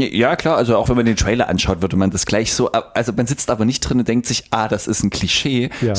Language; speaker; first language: German; native; German